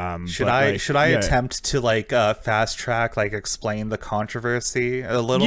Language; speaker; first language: English; native; English